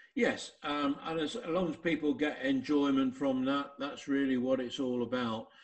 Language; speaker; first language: English; native; English